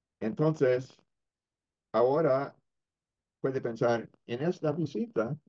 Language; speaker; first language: Spanish; non-native, fluent; English